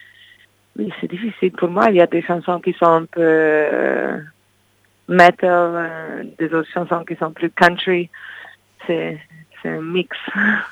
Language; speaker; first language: French; non-native, fluent; English